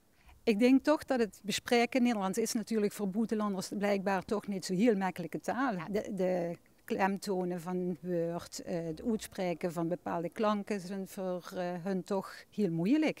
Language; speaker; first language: Dutch; native; Dutch